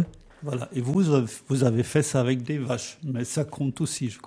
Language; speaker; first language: French; non-native, fluent; German